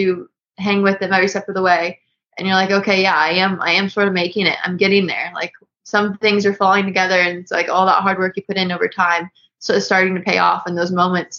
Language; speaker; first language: English; native; English